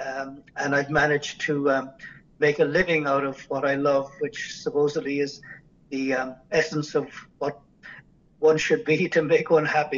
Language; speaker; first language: English; native; English